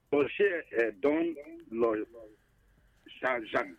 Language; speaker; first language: French; non-native, learner; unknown